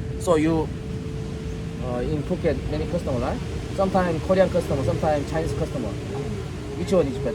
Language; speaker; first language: English; non-native, learner; Korean